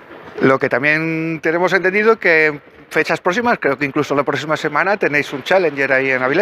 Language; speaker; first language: Spanish; native; Spanish